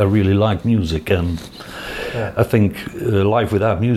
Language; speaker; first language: English; non-native, fluent; Dutch